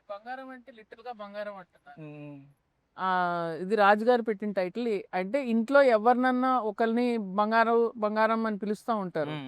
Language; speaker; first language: Telugu; native; Telugu